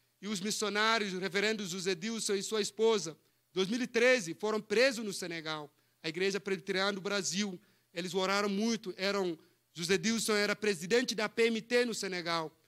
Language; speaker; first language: Portuguese; non-native, fluent; Fula